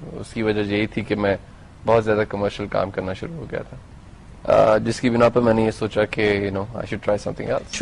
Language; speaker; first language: Urdu; non-native, local second language; Punjabi